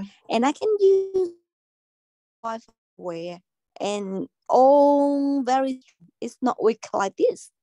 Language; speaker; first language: English; non-native, learner; Vietnamese